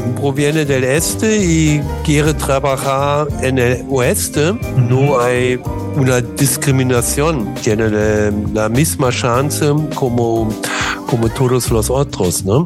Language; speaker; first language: Spanish; non-native, learner; German